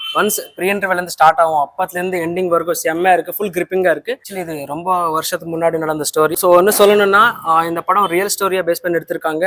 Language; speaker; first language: Tamil; non-native, local second language; Telugu